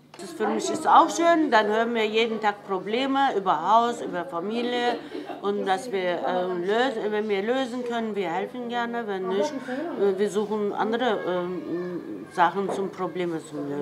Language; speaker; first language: German; non-native, learner; Turkish